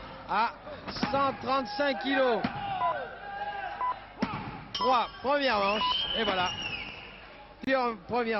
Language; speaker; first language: French; native; French